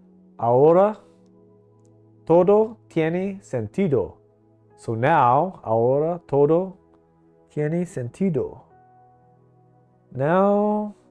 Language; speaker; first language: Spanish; non-native, learner; English